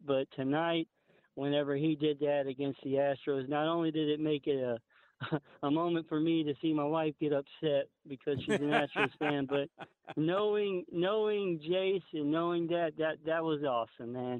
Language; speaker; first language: English; native; English